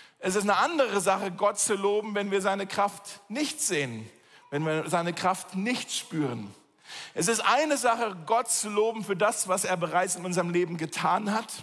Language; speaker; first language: German; native; German